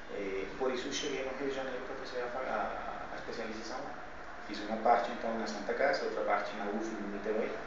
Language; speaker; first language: Portuguese; non-native, fluent; Spanish